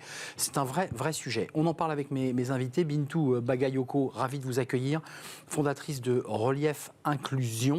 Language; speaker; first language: French; native; French